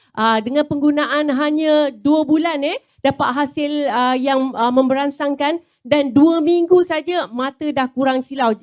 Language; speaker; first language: Malay; native; Malay